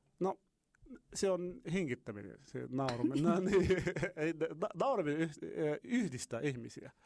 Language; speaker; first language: Finnish; non-native, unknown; Arabic